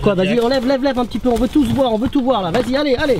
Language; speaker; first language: French; native; French